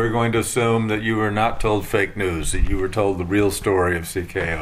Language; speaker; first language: English; native; English